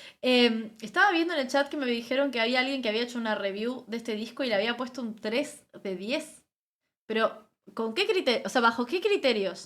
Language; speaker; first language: Spanish; native; Spanish